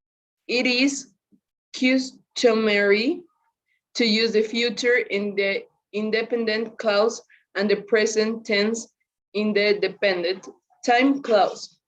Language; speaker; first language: English; non-native, learner; Spanish